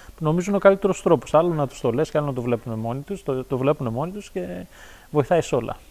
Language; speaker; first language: Greek; early bilingual, heritage; Greek